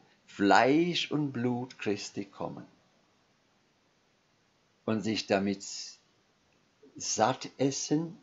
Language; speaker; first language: German; non-native, fluent; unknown